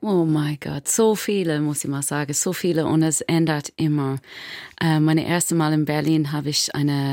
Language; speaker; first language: German; non-native, learner; English